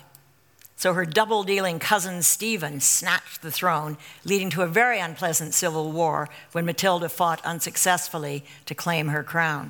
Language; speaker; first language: English; native; English